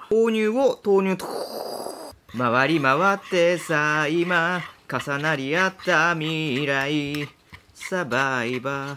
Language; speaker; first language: Japanese; native; Japanese